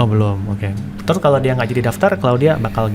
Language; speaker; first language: Indonesian; native; Indonesian